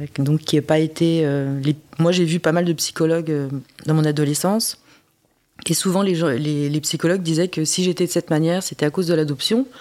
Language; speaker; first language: French; early bilingual, other home language; Korean